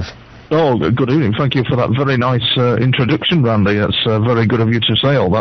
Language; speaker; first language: English; native; English